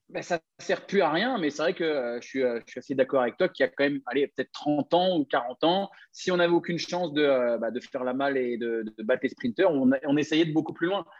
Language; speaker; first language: French; native; French